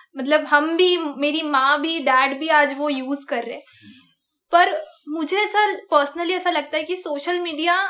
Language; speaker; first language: Hindi; non-native, local second language; Marathi